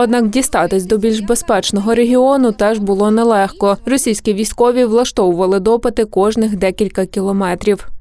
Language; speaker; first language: Ukrainian; native; Ukrainian